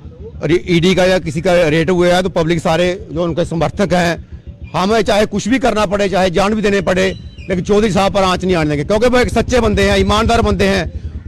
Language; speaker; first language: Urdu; non-native, local second language; Dogri